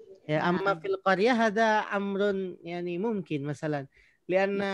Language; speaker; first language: Arabic; non-native, fluent; Indonesian